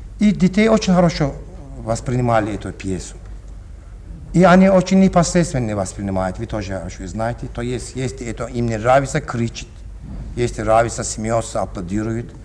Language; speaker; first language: Russian; non-native, learner; Turkish